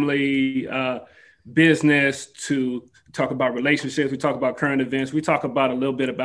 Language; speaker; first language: English; native; English